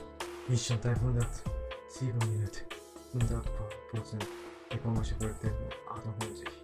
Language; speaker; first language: German; non-native, learner; Japanese